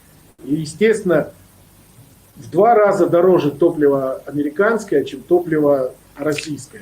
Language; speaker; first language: Russian; native; Russian